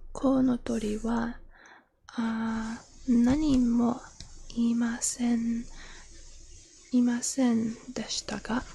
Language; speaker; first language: Japanese; non-native, learner; English